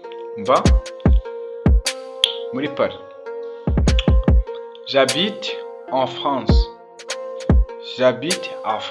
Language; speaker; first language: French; non-native, local second language; Kinyarwanda